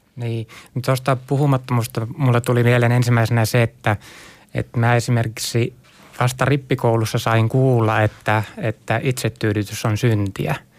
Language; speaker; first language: Finnish; native; Finnish